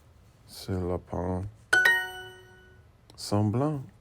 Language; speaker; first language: French; non-native, learner; English